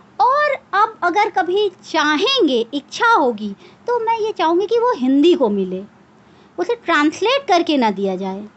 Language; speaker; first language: Hindi; native; Hindi